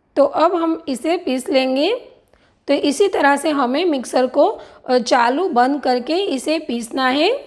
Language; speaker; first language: Hindi; non-native, local second language; Gujarati